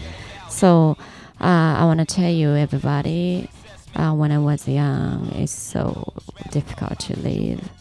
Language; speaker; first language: English; non-native, learner; Japanese